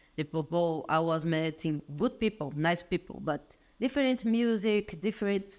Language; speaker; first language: English; non-native, learner; Portuguese